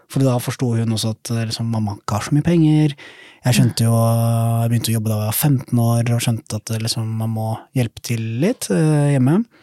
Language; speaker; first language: Norwegian; early bilingual, other home language; Somali